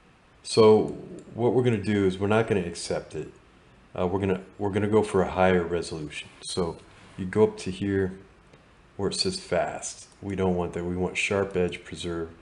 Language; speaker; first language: English; native; English